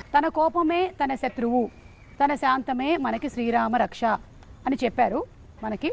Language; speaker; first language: Telugu; native; Telugu